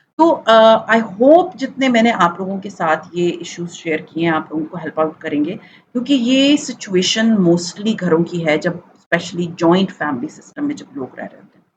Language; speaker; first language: Urdu; non-native, local second language; Pashto